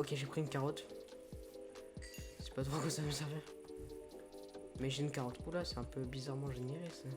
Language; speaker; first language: French; native; French